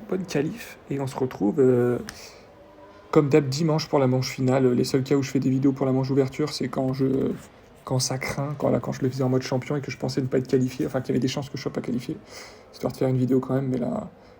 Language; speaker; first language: French; native; French